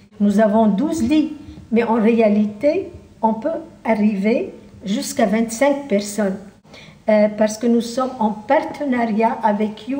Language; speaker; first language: French; non-native, local second language; Arabic